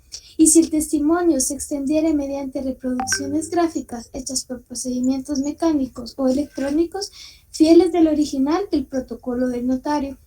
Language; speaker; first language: Spanish; native; Spanish